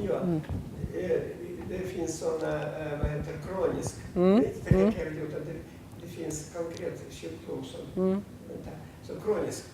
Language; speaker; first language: Swedish; non-native, fluent; Russian